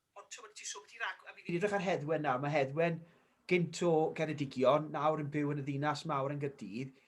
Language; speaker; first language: Welsh; native; Welsh